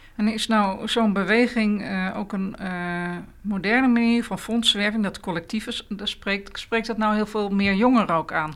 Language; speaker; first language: Dutch; native; Dutch